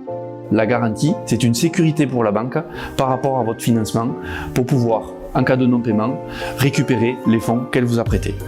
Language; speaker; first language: French; native; French